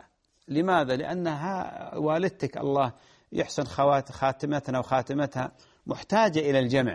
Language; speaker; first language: Arabic; native; Arabic